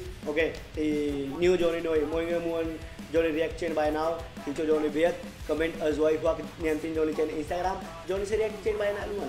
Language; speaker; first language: Vietnamese; non-native, learner; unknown